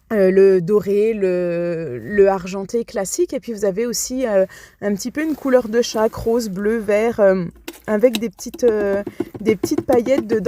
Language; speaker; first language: French; native; French